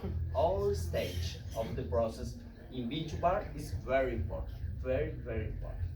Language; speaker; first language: English; non-native, learner; Spanish